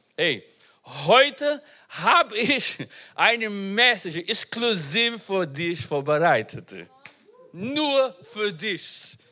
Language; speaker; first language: German; non-native, learner; Portuguese